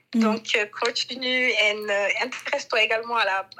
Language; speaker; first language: French; non-native, local second language; Bambara